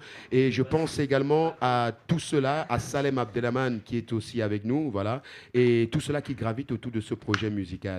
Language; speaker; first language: French; native; French